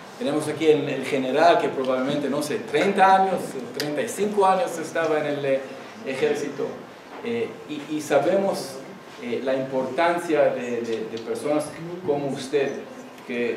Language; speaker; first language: Spanish; non-native, learner; Hebrew